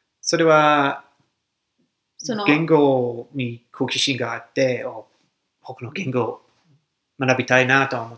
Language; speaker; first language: Japanese; non-native, fluent; English